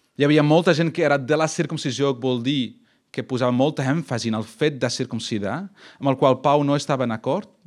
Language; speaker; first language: Catalan; non-native, fluent; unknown